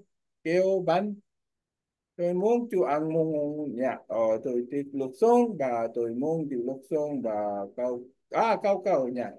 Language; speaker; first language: Vietnamese; non-native, learner; Korean